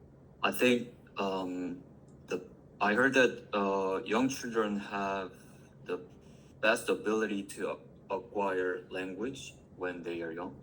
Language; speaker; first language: English; non-native, learner; Korean